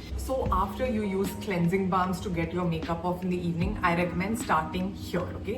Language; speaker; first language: English; native; English